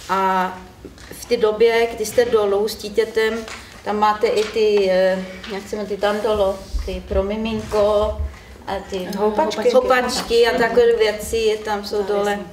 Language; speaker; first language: Czech; non-native, learner; German